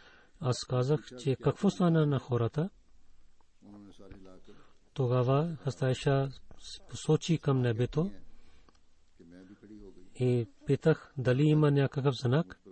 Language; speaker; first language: Bulgarian; non-native, fluent; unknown